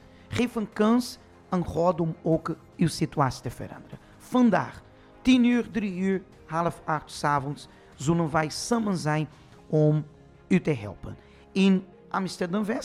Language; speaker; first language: Dutch; non-native, fluent; Portuguese